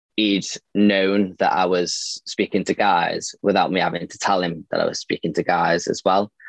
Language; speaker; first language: English; native; English